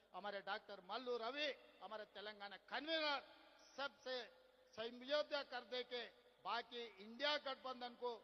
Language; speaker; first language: Hindi; non-native, local second language; Telugu